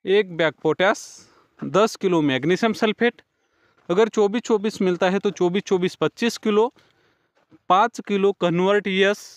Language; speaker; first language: Hindi; non-native, local second language; Marathi